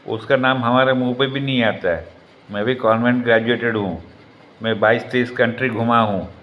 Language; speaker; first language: Hindi; non-native, local second language; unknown